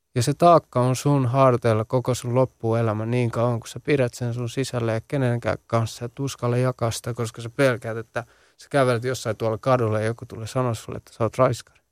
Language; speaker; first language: Finnish; early bilingual, other home language; Central Kurdish